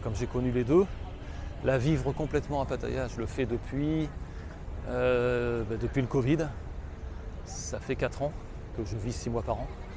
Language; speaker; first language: French; native; French